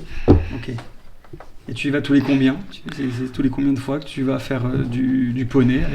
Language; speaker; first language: French; native; French